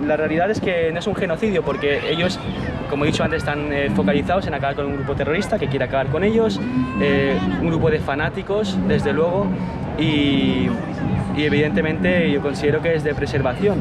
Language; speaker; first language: Spanish; native; Spanish